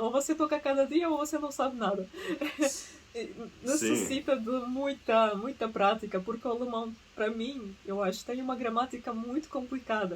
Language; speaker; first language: Portuguese; early bilingual, other home language; Russian